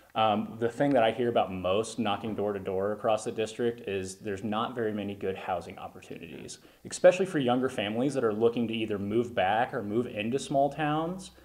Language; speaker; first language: English; native; English